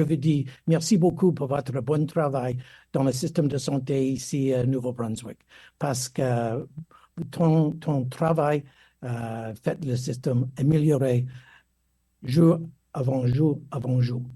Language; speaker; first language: French; non-native, learner; English